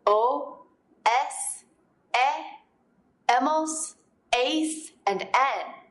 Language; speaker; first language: Spanish; non-native, fluent; English